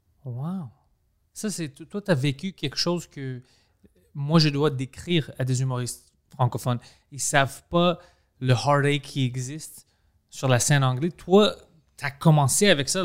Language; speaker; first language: French; non-native, local second language; English